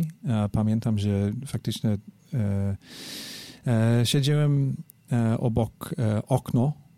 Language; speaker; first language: Polish; non-native, learner; English